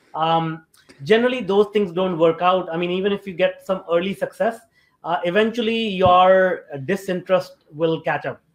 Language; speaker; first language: English; non-native, local second language; Hindi